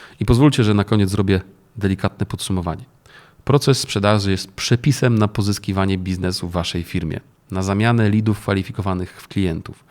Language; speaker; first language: Polish; native; Polish